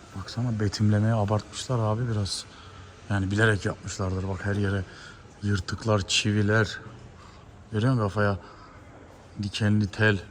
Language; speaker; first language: Turkish; native; Turkish